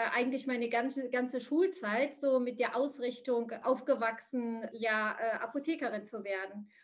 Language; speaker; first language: German; early bilingual, other home language; Arabic